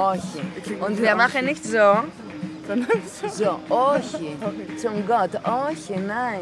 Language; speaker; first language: German; non-native, fluent; Greek